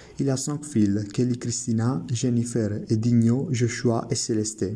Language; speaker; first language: French; non-native, learner; Italian